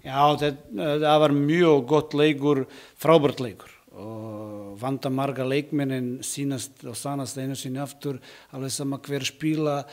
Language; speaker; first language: Icelandic; non-native, learner; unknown